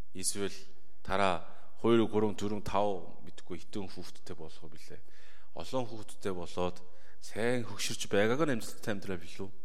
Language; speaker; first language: Mongolian; non-native, fluent; Korean